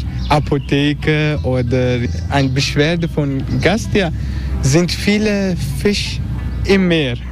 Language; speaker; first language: German; non-native, learner; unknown